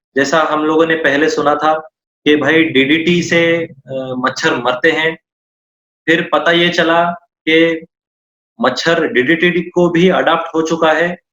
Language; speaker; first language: Hindi; non-native, local second language; Marathi